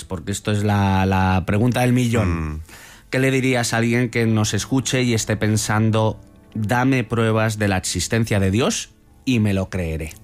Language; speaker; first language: Spanish; native; Spanish